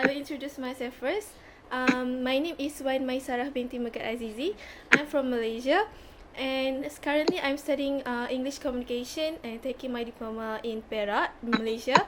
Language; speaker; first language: English; non-native, fluent; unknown